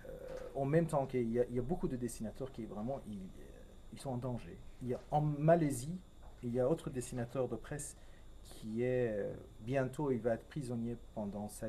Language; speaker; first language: French; non-native, fluent; Persian